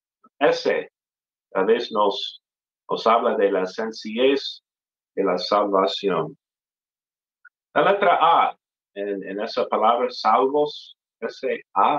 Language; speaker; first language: Spanish; non-native, fluent; English